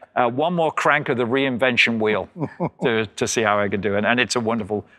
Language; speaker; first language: English; native; English